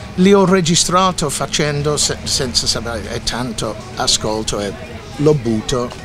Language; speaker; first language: Italian; non-native, fluent; English